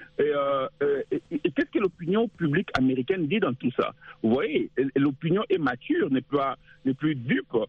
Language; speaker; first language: French; non-native, local second language; Lingala